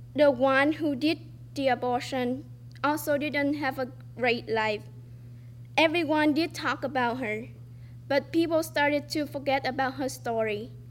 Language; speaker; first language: English; non-native, fluent; Vietnamese